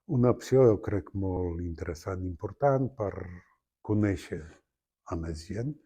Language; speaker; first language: Catalan; non-native, fluent; Polish